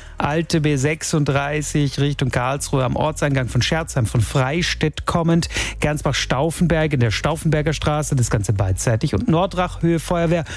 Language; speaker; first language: German; native; German